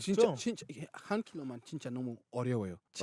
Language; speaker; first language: Korean; non-native, fluent; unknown